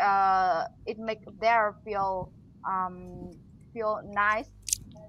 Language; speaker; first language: English; non-native, learner; Vietnamese